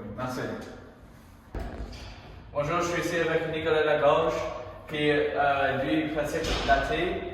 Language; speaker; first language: French; native; French